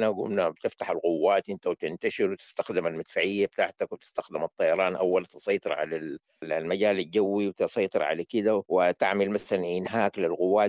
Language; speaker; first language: Arabic; native; Arabic